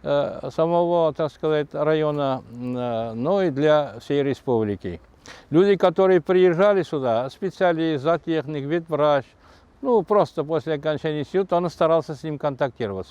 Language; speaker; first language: Russian; non-native, local second language; Tatar